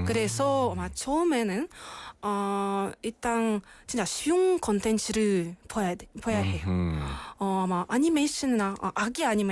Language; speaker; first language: Korean; non-native, learner; Russian